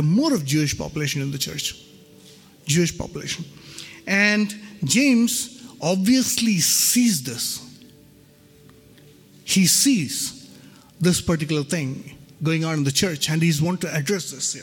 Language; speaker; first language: English; non-native, local second language; Hindi